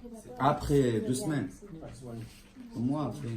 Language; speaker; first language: French; non-native, learner; Arabic